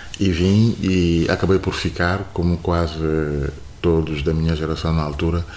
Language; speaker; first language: Portuguese; non-native, fluent; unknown